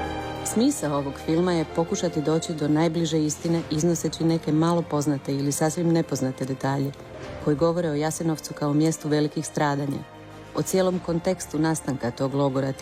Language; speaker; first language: Croatian; native; Croatian